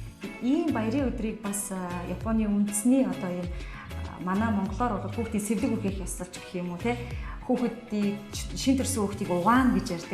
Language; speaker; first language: Mongolian; native; Mongolian